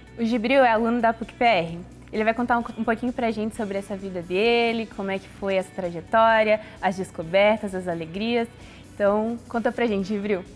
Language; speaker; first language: Portuguese; native; Portuguese